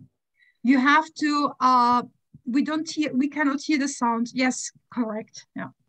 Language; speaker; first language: English; non-native, fluent; German